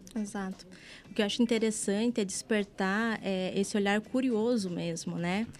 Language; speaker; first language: Portuguese; native; Portuguese